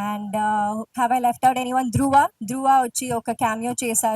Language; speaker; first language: Telugu; non-native, local second language; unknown